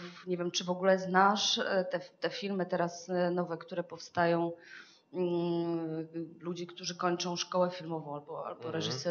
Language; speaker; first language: Polish; non-native, fluent; Czech